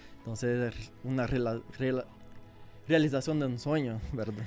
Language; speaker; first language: Spanish; non-native, learner; Portuguese